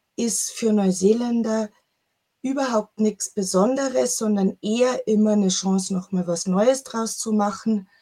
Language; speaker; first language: German; native; German